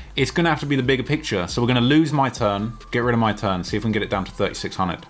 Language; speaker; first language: English; native; English